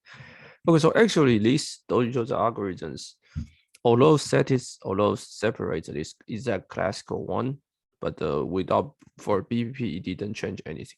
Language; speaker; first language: English; non-native, fluent; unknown